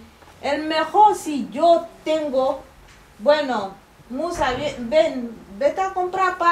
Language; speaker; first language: Spanish; non-native, fluent; Bambara